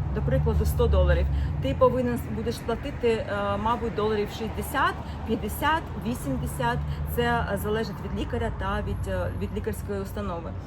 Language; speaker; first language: Ukrainian; non-native, local second language; Russian